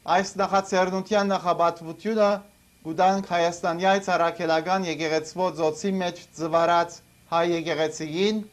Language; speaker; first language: Armenian; early bilingual, heritage; Armenian